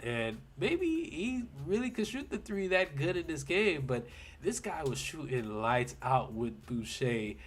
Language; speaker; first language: English; native; English